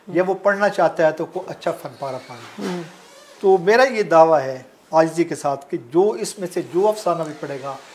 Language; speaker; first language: Urdu; non-native, local second language; Saraiki